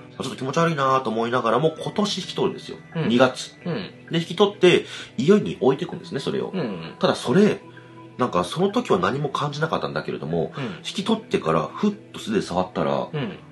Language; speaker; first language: Japanese; native; Japanese